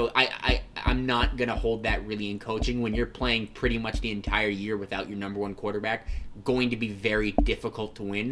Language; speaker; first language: English; native; English